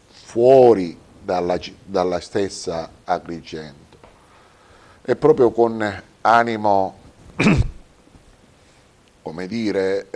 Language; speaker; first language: Italian; native; Italian